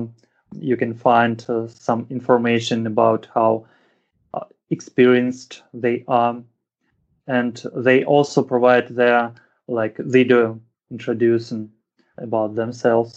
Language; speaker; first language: English; non-native, fluent; Russian